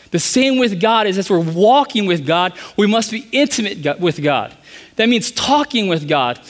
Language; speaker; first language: English; native; English